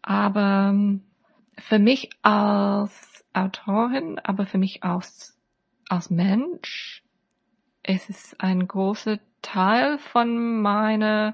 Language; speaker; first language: German; non-native, fluent; English